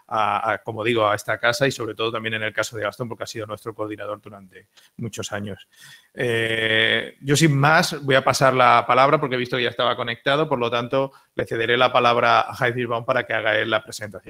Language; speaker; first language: Spanish; native; Spanish